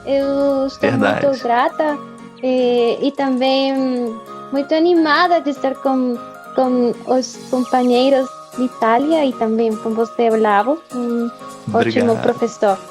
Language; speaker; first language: Portuguese; non-native, fluent; Spanish